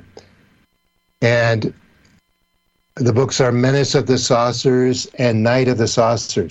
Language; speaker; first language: English; native; English